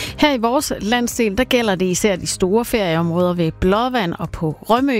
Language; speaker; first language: Danish; native; Danish